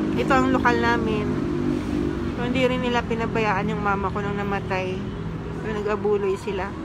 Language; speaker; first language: Filipino; native; Filipino